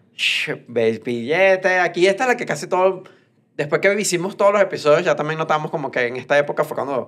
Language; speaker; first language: Spanish; native; Spanish